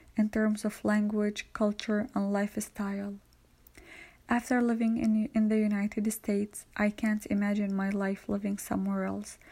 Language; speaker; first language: English; non-native, fluent; Arabic